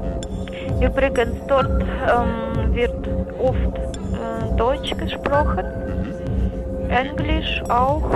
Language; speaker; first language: German; non-native, fluent; Armenian